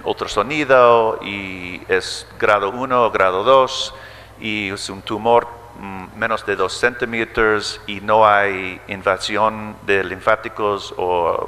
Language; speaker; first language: Spanish; early bilingual, heritage; English